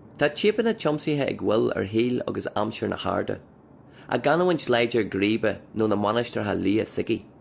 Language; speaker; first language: Irish; native; Irish